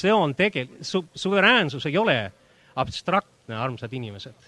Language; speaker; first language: Estonian; early bilingual, heritage; Estonian